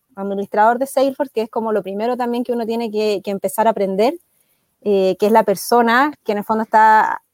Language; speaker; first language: Spanish; native; Spanish